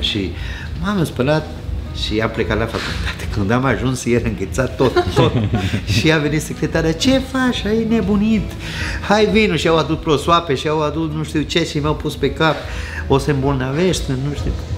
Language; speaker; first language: Romanian; non-native, fluent; Spanish